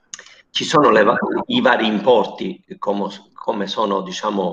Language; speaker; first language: Italian; native; Italian